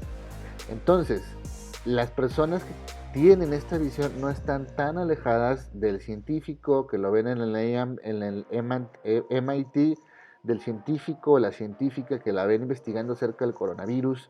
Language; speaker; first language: Spanish; native; Spanish